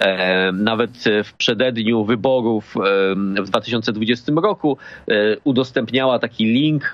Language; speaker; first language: Polish; native; Polish